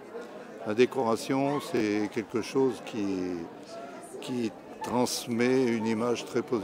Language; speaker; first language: French; native; French